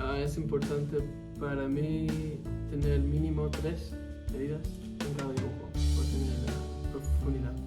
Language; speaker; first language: Spanish; early bilingual, heritage; Spanish